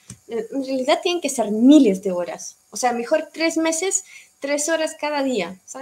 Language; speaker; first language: Spanish; non-native, fluent; Russian